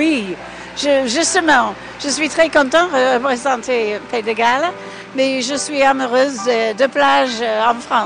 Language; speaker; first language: French; non-native, fluent; English